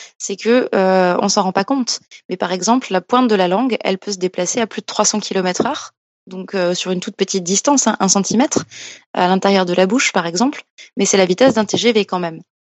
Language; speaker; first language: French; native; French